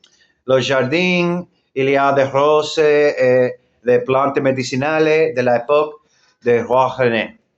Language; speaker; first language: French; non-native, learner; Spanish